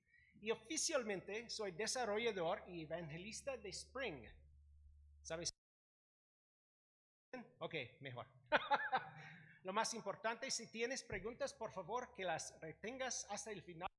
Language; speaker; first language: Spanish; non-native, learner; English